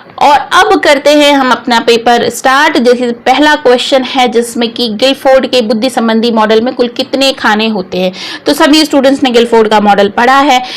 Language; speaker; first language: Hindi; native; Hindi